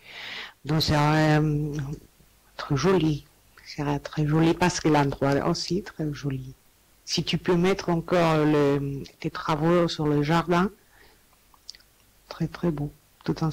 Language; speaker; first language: French; non-native, learner; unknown